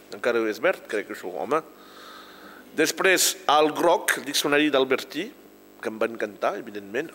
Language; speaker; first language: Catalan; non-native, local second language; French